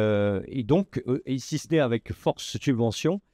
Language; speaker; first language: French; native; French